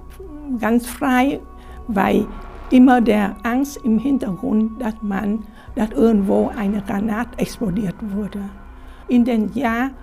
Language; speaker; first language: German; non-native, fluent; Vietnamese